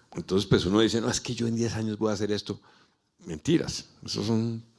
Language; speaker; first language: Spanish; native; Spanish